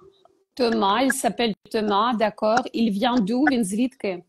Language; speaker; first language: French; non-native, fluent; Ukrainian